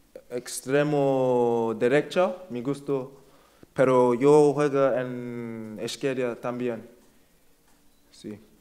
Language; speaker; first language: Spanish; non-native, learner; English